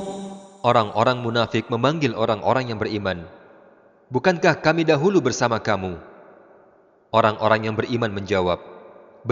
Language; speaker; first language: Indonesian; native; Indonesian